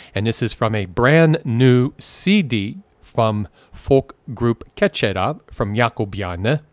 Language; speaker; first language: English; native; English